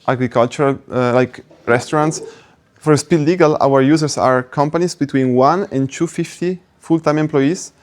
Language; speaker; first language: English; non-native, fluent; Italian